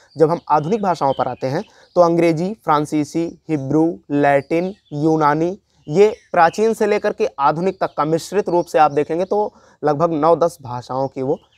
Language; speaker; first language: Hindi; native; Hindi